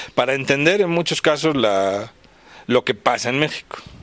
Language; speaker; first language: Spanish; native; Spanish